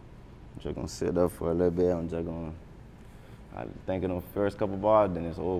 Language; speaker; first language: English; native; English